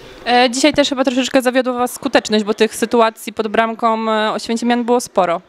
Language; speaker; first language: Polish; native; Polish